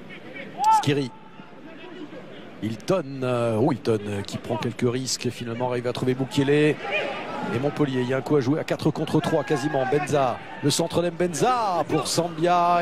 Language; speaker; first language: French; native; French